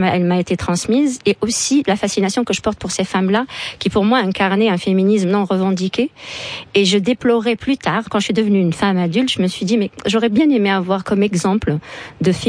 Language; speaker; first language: French; non-native, local second language; Arabic